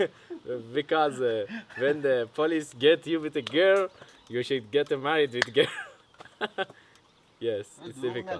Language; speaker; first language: English; non-native, learner; Persian